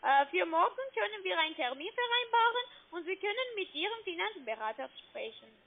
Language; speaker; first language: German; non-native, learner; Russian